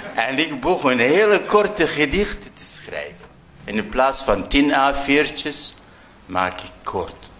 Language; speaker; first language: Dutch; non-native, fluent; Arabic